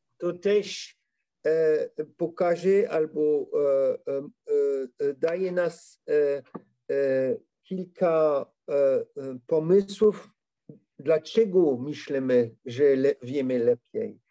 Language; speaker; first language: Polish; non-native, learner; French